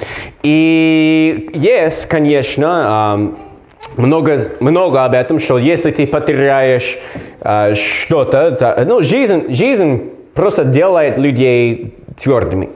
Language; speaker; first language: Russian; non-native, learner; English